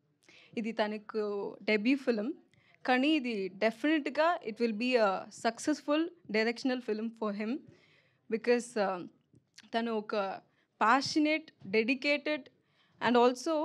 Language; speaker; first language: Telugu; non-native, learner; Tamil